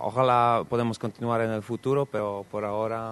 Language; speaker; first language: Spanish; non-native, fluent; Polish